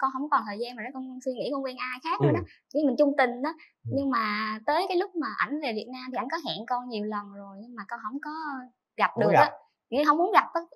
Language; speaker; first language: Vietnamese; native; Vietnamese